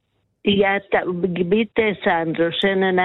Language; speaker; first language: German; non-native, fluent; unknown